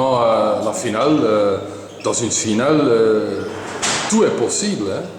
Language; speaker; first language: French; non-native, local second language; Dutch